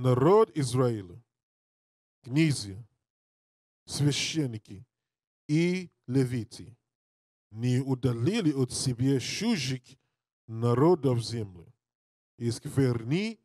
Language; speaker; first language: Russian; non-native, learner; English